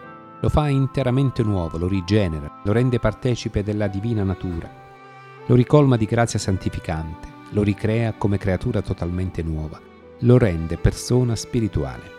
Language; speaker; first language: Italian; native; Italian